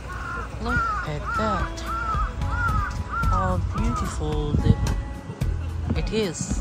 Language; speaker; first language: English; non-native, local second language; Urdu